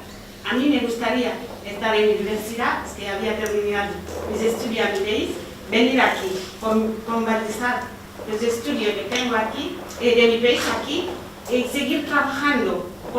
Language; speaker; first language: Spanish; non-native, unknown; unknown